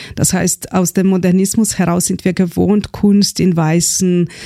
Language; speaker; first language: German; non-native, fluent; Slovenian